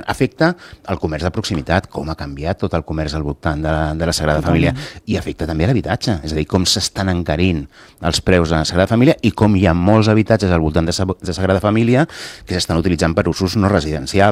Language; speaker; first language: Catalan; native; Catalan